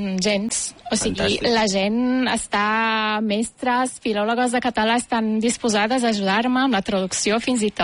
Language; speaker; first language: Catalan; non-native, fluent; Turkish